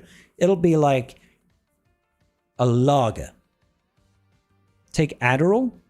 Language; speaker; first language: English; native; English